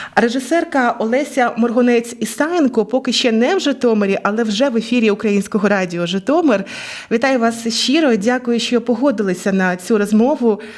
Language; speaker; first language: Ukrainian; native; Ukrainian